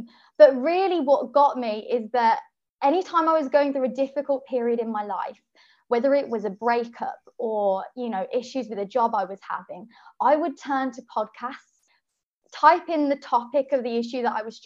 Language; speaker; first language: English; native; English